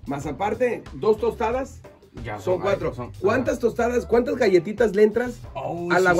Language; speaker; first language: Spanish; native; Spanish